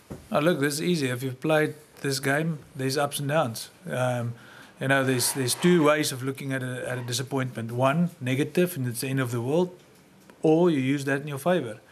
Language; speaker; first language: English; native; English